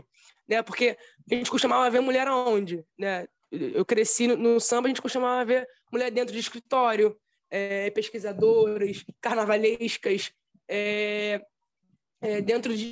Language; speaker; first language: Portuguese; native; Portuguese